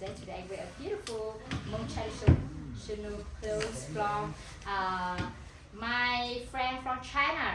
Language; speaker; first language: English; non-native, learner; Hmong